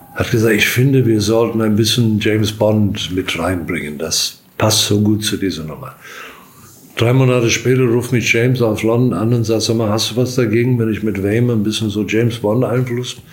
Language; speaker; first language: German; non-native, fluent; English